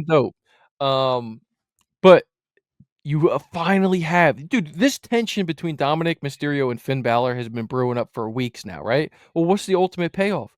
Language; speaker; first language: English; native; English